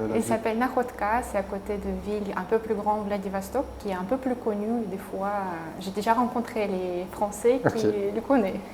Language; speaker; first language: French; non-native, fluent; Russian